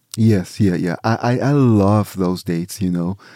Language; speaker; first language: English; early bilingual, other home language; Swiss German